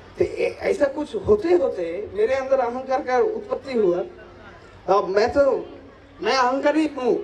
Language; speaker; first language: Hindi; non-native, local second language; Bangla